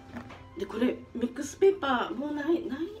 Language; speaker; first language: Japanese; native; Japanese